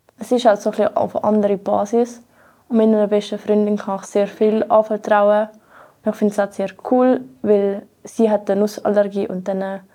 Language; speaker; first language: German; native; German